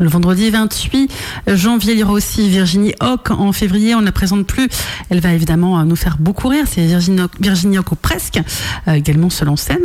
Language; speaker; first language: French; native; French